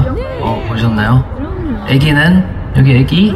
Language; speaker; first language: Korean; non-native, fluent; English